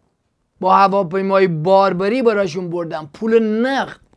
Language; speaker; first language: Persian; native; Persian